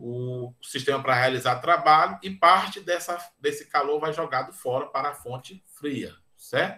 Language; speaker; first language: Portuguese; native; Portuguese